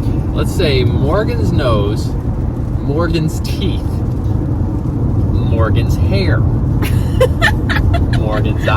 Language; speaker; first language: English; native; English